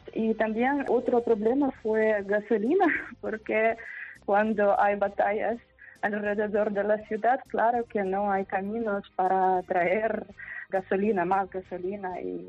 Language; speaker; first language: Spanish; non-native, fluent; Ukrainian